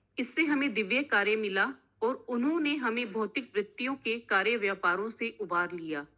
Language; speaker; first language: Hindi; native; Hindi